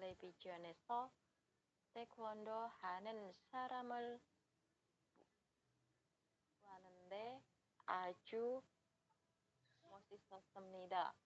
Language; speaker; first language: Korean; non-native, learner; Indonesian